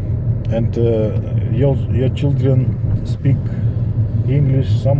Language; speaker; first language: English; non-native, learner; Kazakh